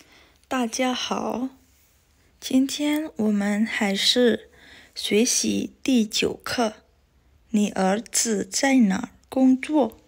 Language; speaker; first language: Chinese; non-native, fluent; Indonesian